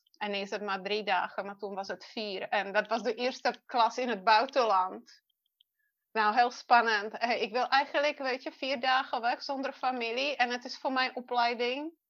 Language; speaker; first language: Dutch; non-native, fluent; Czech